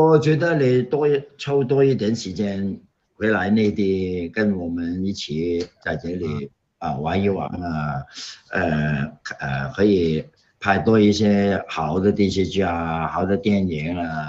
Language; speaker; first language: Chinese; non-native, local second language; Cantonese